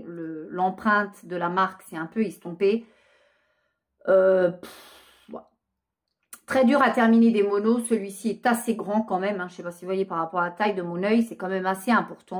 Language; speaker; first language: French; native; French